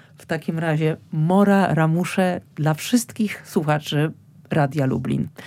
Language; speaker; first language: Polish; native; Polish